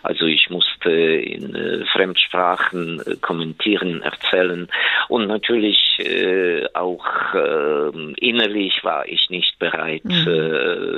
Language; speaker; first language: German; non-native, fluent; Ukrainian